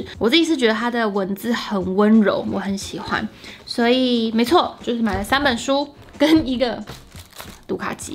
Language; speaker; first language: Chinese; native; Chinese